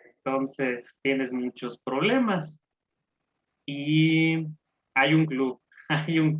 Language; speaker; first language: Spanish; non-native, fluent; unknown